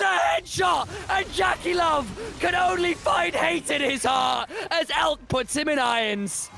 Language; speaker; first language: English; native; English